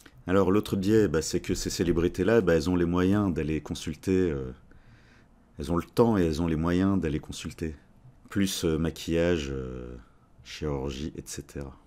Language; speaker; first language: French; native; French